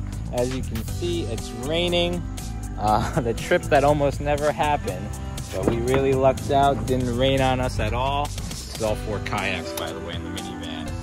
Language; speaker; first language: English; native; English